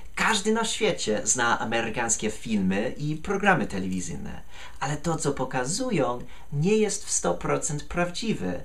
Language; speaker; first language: Polish; non-native, fluent; English